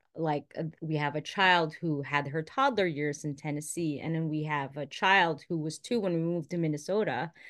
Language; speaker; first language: English; non-native, local second language; Filipino